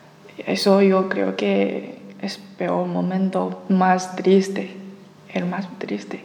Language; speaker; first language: Spanish; non-native, learner; Chinese